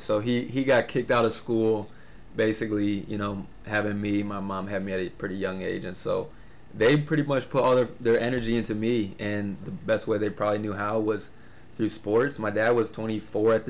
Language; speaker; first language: English; native; English